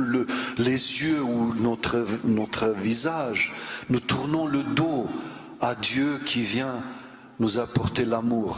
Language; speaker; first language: French; non-native, fluent; Romanian